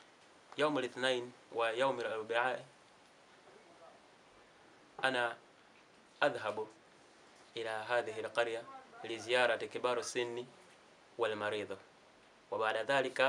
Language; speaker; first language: Arabic; non-native, learner; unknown